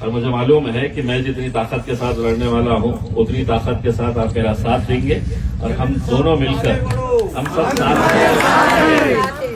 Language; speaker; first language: Hindi; non-native, local second language; Marathi